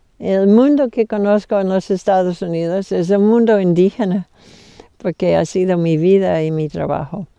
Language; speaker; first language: Spanish; non-native, fluent; English